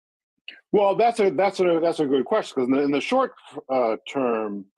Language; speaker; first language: English; native; English